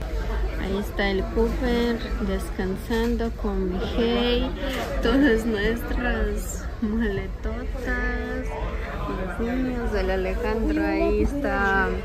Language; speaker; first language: Spanish; non-native, fluent; Ukrainian